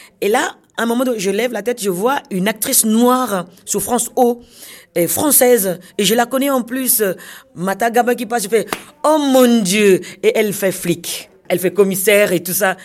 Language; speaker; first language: French; non-native, local second language; Kongo